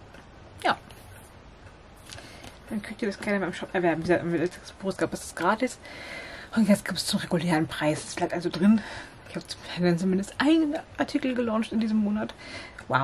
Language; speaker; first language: German; native; German